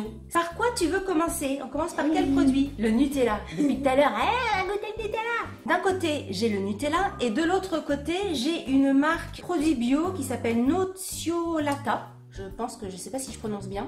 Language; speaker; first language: French; native; French